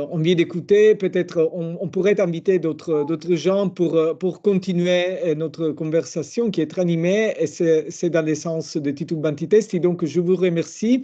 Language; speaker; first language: French; non-native, fluent; Italian